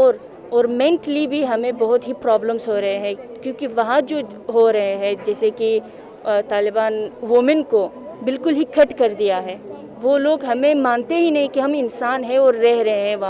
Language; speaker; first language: Hindi; non-native, fluent; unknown